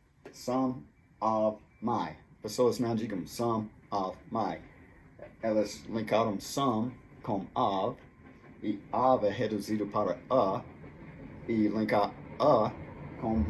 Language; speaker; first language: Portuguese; non-native, fluent; English